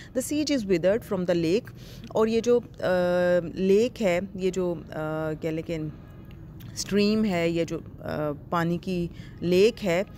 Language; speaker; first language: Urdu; non-native, local second language; Punjabi